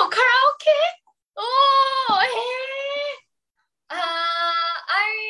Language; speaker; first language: English; non-native, learner; Japanese